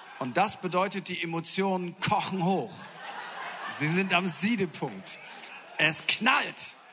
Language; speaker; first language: German; native; German